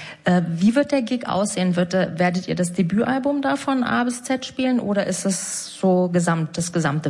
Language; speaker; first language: German; native; German